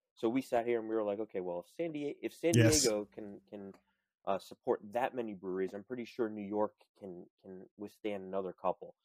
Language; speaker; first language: English; native; English